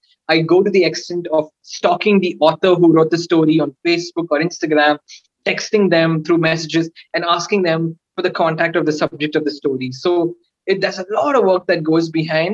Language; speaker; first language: English; non-native, local second language; Tamil